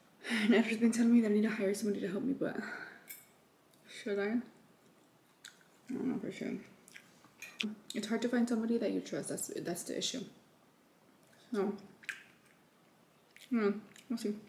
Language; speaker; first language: English; early bilingual, other home language; Spanish